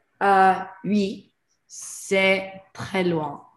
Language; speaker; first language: French; non-native, learner; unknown